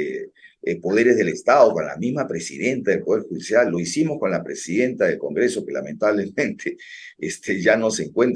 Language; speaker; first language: Spanish; native; Spanish